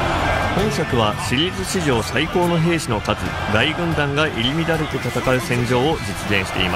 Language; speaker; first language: Japanese; native; Japanese